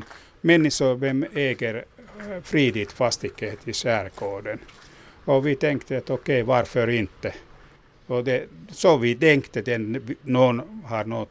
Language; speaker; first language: Swedish; non-native, local second language; Finnish